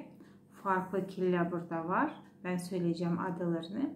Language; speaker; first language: Turkish; non-native, learner; Russian